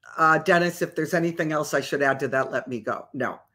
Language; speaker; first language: English; native; English